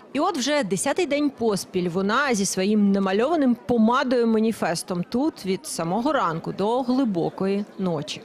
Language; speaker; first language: Ukrainian; native; Ukrainian